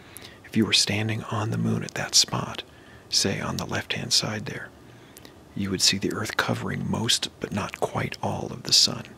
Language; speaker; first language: English; native; English